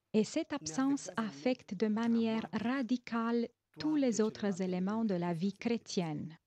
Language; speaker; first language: French; non-native, fluent; Romanian